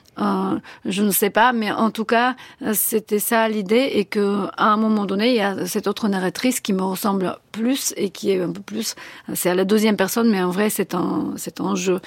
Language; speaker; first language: French; non-native, fluent; Bulgarian